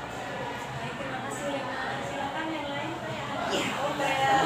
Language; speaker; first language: Indonesian; native; Indonesian